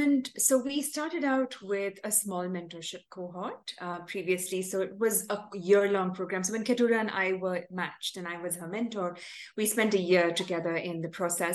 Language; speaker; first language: English; non-native, local second language; Tamil